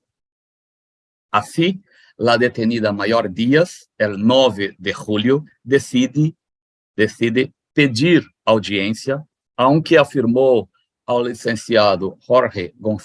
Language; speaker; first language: Spanish; non-native, fluent; Portuguese